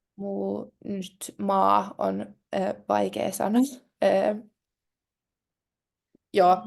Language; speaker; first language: Finnish; non-native, local second language; Swedish